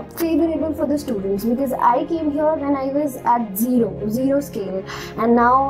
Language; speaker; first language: English; non-native, local second language; Hindi